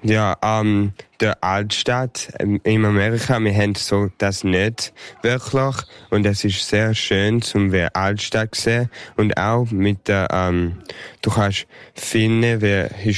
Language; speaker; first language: German; early bilingual, heritage; English